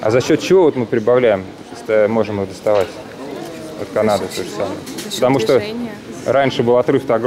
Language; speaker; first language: Russian; native; Russian